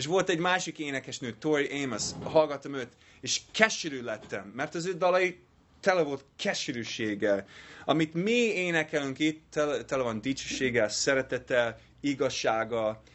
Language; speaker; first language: Hungarian; non-native, learner; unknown